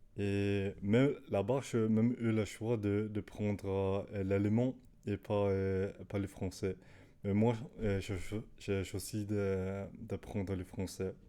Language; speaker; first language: French; non-native, learner; Danish